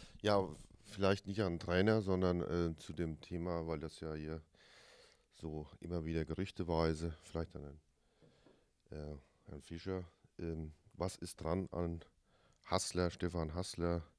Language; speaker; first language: German; native; German